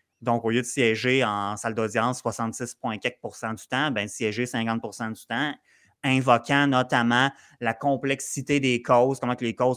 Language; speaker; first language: French; native; French